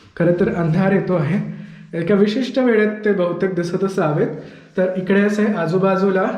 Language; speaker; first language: Marathi; native; Marathi